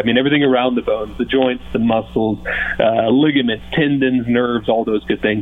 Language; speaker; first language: English; native; English